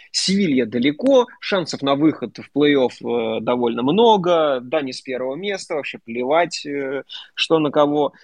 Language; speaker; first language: Russian; native; Russian